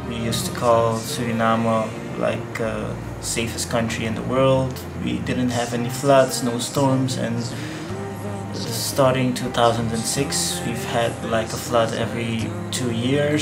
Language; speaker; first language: English; non-native, fluent; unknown